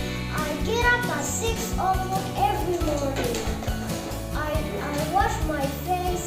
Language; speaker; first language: English; non-native, learner; Arabic